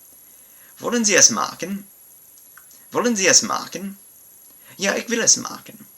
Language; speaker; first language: German; non-native, learner; English